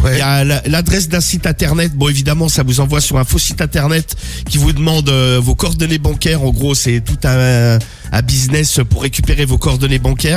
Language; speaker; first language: French; native; French